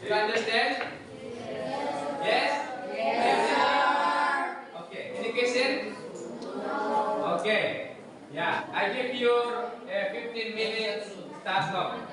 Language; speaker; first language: English; non-native, learner; Indonesian